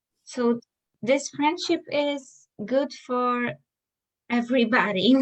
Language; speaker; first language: English; non-native, learner; Polish